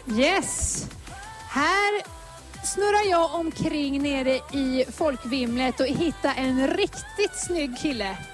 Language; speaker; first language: Swedish; native; Swedish